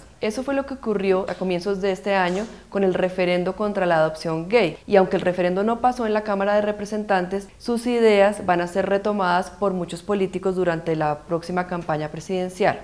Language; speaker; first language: Spanish; native; Spanish